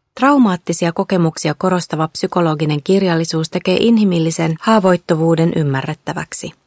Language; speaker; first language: Finnish; native; Finnish